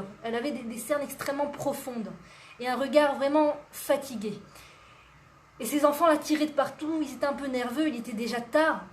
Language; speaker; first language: French; native; French